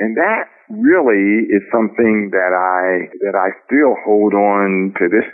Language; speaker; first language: English; native; English